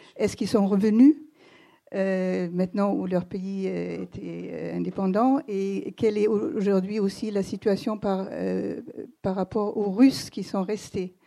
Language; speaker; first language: French; native; French